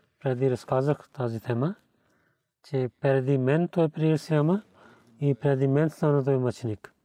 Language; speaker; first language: Bulgarian; non-native, learner; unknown